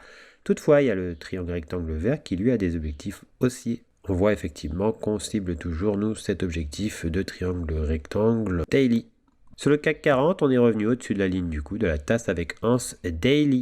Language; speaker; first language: French; native; French